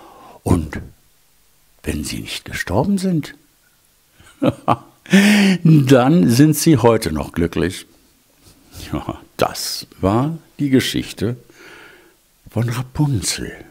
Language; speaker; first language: German; native; German